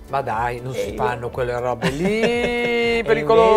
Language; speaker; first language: Italian; native; Italian